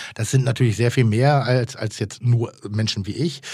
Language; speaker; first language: German; native; German